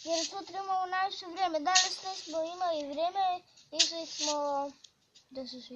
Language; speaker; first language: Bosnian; early bilingual, heritage; Bosnian